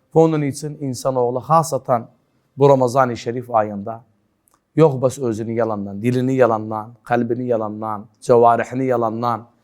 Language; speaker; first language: Turkish; native; Turkish